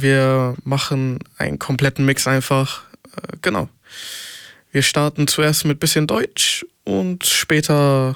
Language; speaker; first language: German; native; German